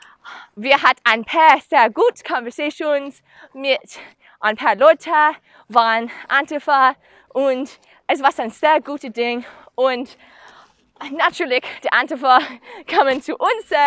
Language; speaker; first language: German; non-native, learner; English